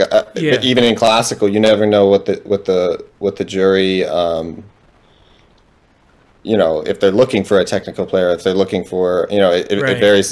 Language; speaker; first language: English; native; English